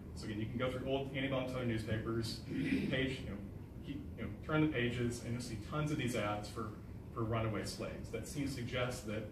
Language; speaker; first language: English; native; English